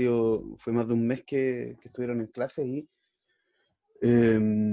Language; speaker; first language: Spanish; native; Spanish